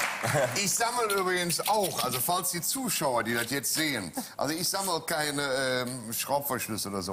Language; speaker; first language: German; native; German